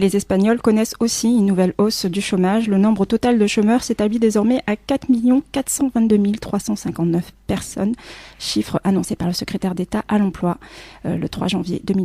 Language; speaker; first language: French; native; French